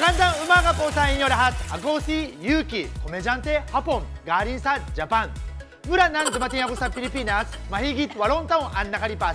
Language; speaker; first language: Filipino; non-native, fluent; Japanese